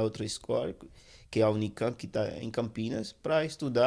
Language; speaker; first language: Portuguese; non-native, fluent; Haitian Creole